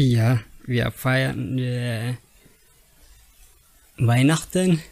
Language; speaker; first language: German; non-native, learner; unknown